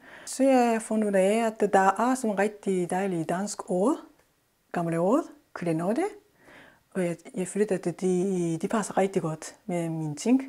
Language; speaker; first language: Danish; non-native, fluent; Japanese